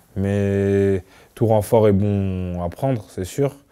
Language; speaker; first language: French; native; French